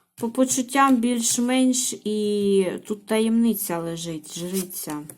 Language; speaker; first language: Ukrainian; native; Ukrainian